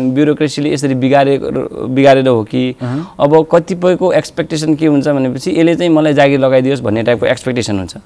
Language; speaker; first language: Nepali; non-native, local second language; Dangaura Tharu